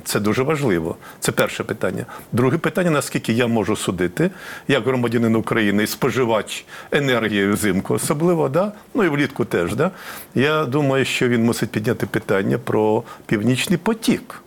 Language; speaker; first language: Ukrainian; native; Ukrainian